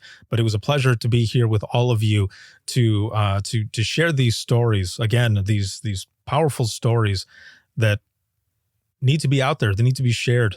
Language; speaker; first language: English; native; English